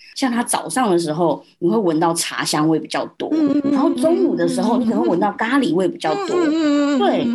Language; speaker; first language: Chinese; early bilingual, heritage; Chinese